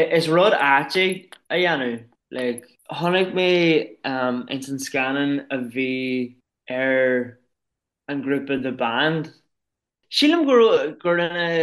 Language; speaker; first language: Irish; non-native, local second language; English